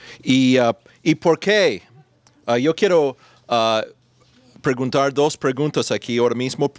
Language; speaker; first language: Spanish; non-native, fluent; English